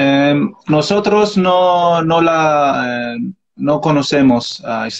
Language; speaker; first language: Spanish; non-native, learner; Arabic